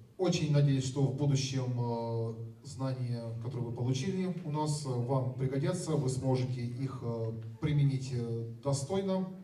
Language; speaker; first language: Russian; native; Russian